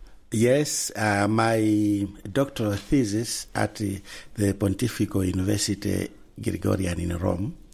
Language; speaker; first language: English; non-native, local second language; Nyanja